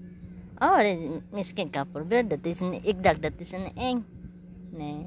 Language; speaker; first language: Dutch; non-native, learner; Filipino